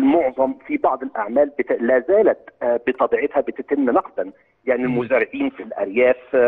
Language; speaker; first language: Arabic; native; Arabic